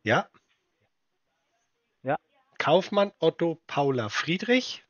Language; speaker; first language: German; native; German